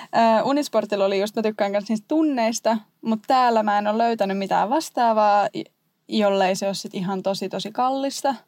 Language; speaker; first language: Finnish; native; Finnish